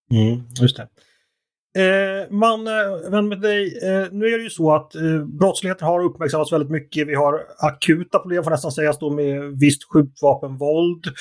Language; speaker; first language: Swedish; native; Swedish